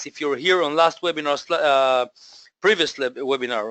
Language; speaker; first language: English; non-native, fluent; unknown